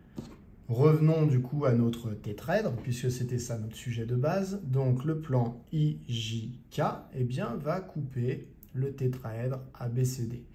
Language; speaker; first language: French; native; French